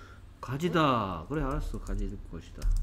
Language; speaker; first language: Korean; native; Korean